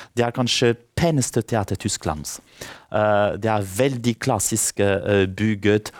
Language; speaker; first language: Norwegian; non-native, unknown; French